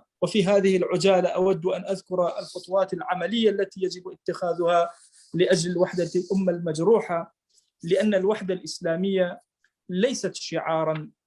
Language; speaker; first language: Arabic; non-native, local second language; Kurdish